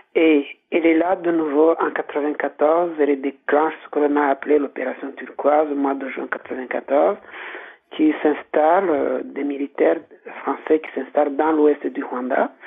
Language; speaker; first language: French; non-native, local second language; Kinyarwanda